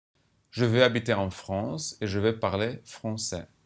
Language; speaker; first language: French; non-native, fluent; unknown